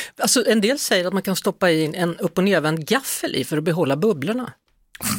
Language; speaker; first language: Swedish; native; Swedish